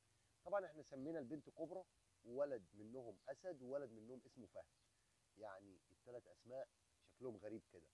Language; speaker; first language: Arabic; native; Arabic